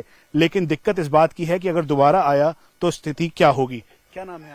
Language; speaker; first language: Hindi; native; Hindi